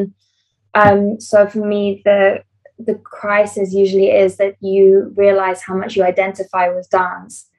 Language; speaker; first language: English; native; English